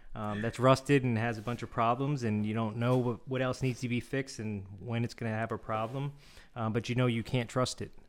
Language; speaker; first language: English; non-native, fluent; Korean